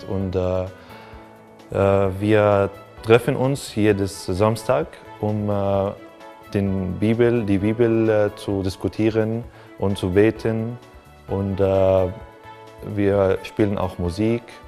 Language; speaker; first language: German; non-native, fluent; Arabic